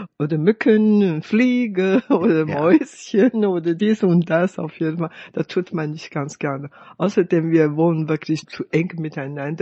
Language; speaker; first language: German; non-native, fluent; Chinese